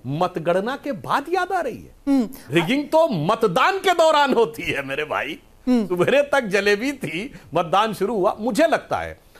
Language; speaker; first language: Hindi; native; Hindi